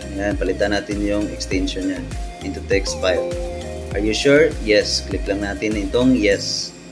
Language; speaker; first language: Filipino; non-native, local second language; Cebuano